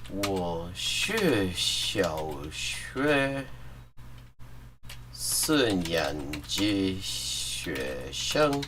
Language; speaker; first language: Chinese; non-native, learner; English